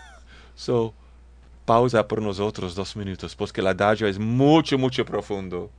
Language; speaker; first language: Spanish; non-native, learner; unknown